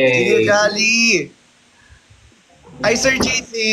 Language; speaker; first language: Filipino; native; Filipino